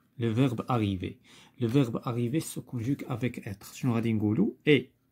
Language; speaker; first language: French; non-native, local second language; Arabic